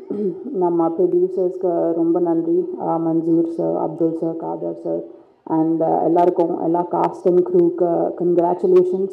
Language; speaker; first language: Tamil; non-native, learner; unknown